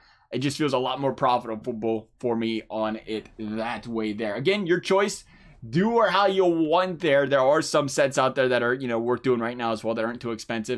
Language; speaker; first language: English; native; English